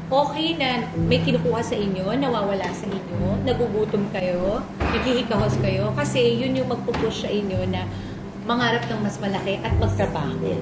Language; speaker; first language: Filipino; native; Filipino